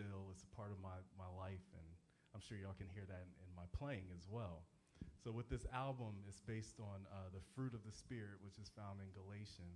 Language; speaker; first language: English; native; English